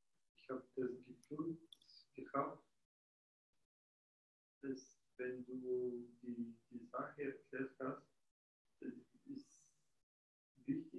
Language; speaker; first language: German; non-native, fluent; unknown